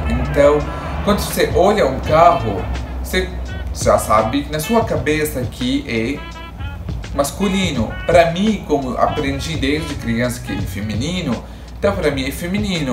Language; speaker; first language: Portuguese; non-native, fluent; Arabic